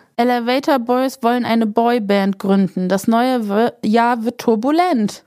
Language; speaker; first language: German; native; German